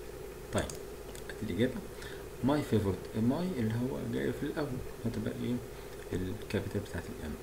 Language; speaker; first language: Arabic; native; Arabic